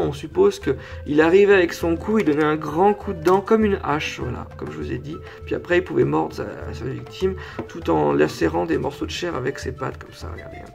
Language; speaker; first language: French; native; French